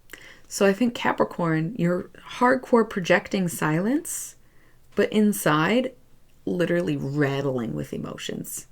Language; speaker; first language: English; native; English